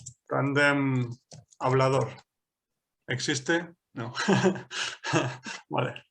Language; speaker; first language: Spanish; non-native, fluent; English